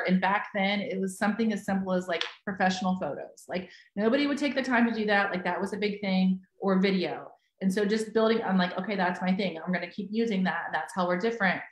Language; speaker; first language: English; native; English